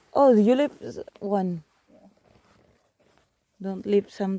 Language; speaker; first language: English; non-native, learner; Cebuano